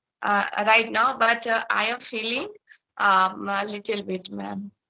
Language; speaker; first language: English; non-native, learner; Hindi